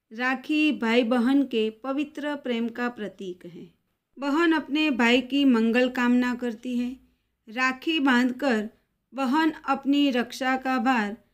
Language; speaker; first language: Hindi; non-native, local second language; Gujarati